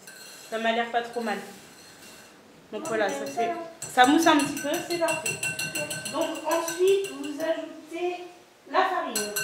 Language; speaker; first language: French; native; French